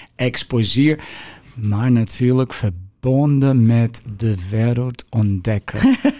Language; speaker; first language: Dutch; non-native, fluent; Portuguese